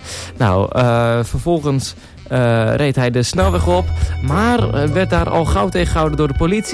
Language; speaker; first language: Dutch; native; Dutch